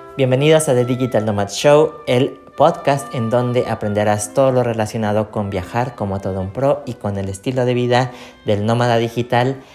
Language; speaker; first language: Spanish; native; Spanish